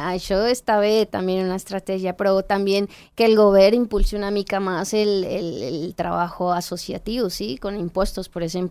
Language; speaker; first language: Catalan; non-native, learner; Spanish